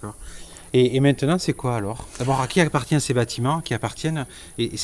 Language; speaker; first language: French; native; French